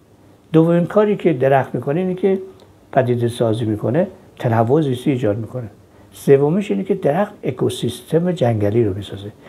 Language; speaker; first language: Persian; native; Persian